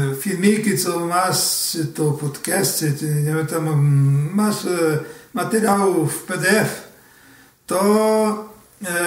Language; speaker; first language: Polish; early bilingual, heritage; Portuguese